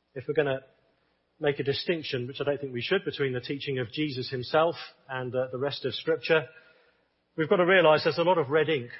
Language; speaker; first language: English; native; English